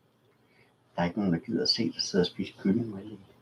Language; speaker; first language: Danish; native; Danish